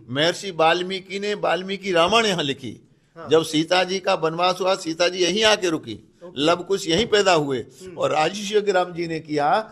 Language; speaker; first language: Hindi; native; Hindi